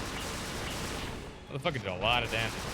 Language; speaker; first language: English; native; English